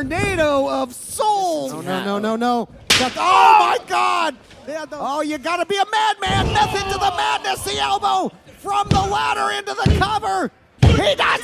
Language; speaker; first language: English; native; English